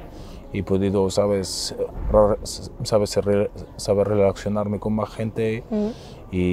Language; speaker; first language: Spanish; non-native, fluent; Arabic